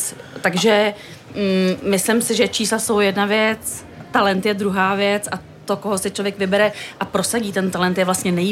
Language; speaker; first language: Czech; native; Czech